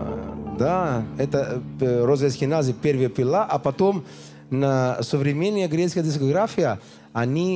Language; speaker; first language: Russian; non-native, learner; Greek